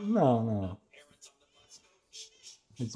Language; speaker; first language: English; non-native, learner; Polish